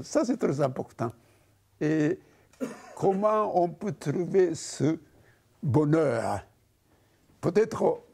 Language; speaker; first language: French; non-native, learner; Japanese